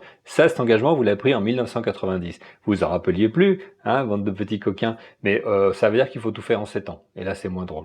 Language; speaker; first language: French; native; French